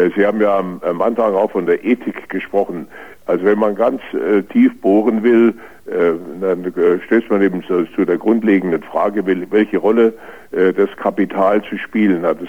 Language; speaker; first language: German; native; German